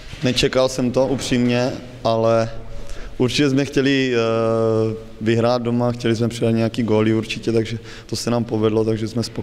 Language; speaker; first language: Czech; native; Czech